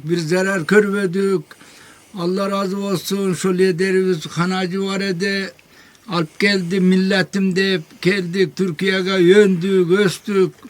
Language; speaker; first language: Turkish; non-native, learner; Kyrgyz